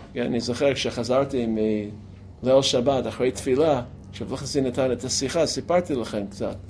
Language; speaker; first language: Hebrew; non-native, fluent; English